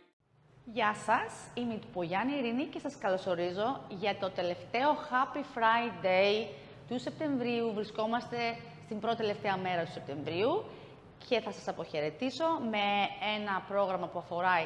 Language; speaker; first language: Greek; native; Greek